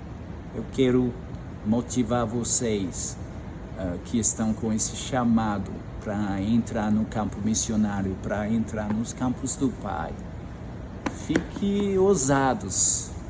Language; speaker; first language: Portuguese; non-native, fluent; English